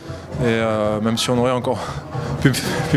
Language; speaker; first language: French; native; French